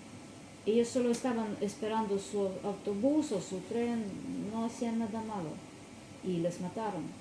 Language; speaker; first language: Spanish; non-native, learner; Russian